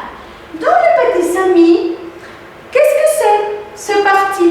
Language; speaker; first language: French; non-native, fluent; Spanish